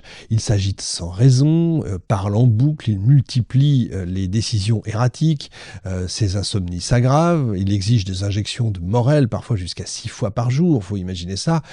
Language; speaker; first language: French; native; French